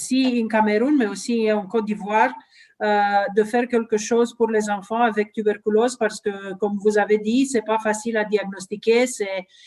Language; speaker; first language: French; non-native, learner; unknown